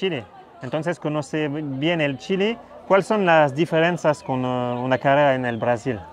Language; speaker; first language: Spanish; non-native, learner; French